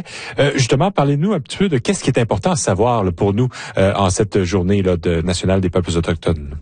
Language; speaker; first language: French; native; French